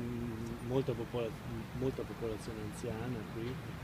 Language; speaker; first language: Italian; native; Italian